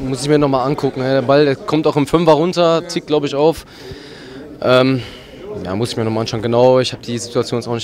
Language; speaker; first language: German; native; German